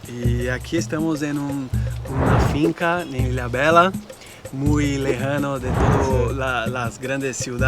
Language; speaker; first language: Spanish; non-native, fluent; Portuguese